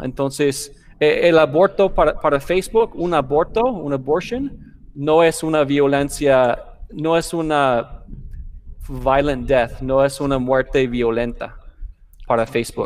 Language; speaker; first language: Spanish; non-native, fluent; English